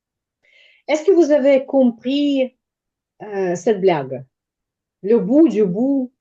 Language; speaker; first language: French; non-native, fluent; Ukrainian